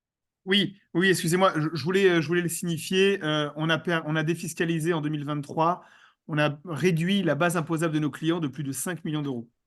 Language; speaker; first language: French; native; French